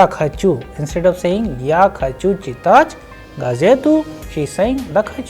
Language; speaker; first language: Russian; non-native, fluent; Hindi